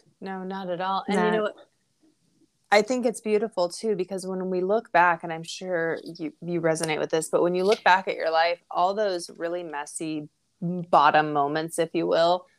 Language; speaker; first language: English; native; English